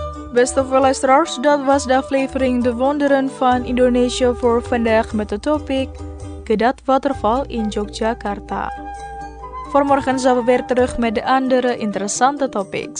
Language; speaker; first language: Dutch; non-native, fluent; Indonesian